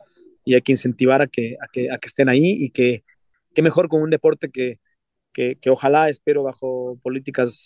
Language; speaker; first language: Spanish; native; Spanish